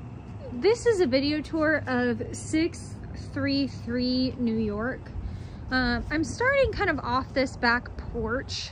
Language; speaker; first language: English; native; English